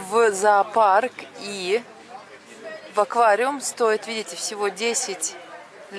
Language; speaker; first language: Russian; native; Russian